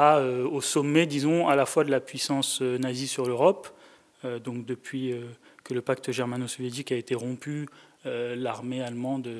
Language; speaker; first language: French; native; French